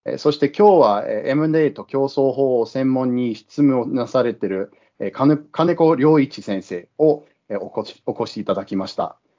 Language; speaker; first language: Japanese; non-native, fluent; English